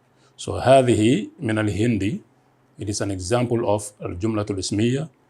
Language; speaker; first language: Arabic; non-native, fluent; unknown